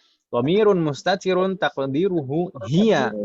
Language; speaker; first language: Arabic; non-native, fluent; Indonesian